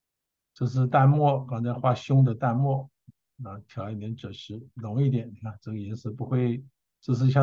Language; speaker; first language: Chinese; native; Chinese